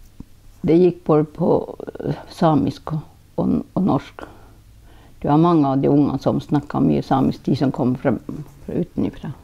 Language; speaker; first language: Norwegian; non-native, local second language; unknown